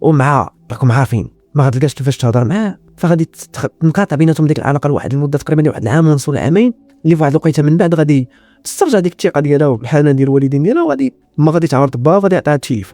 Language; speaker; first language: Arabic; native; Arabic